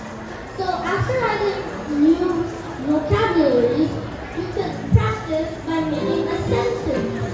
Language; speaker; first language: English; non-native, learner; Indonesian